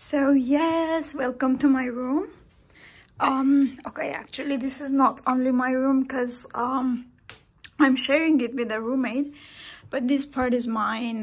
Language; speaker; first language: English; non-native, fluent; Persian